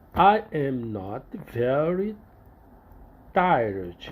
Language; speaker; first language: English; non-native, learner; Portuguese